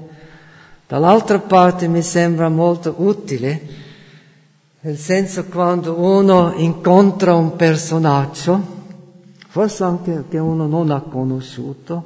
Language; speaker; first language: Italian; non-native, fluent; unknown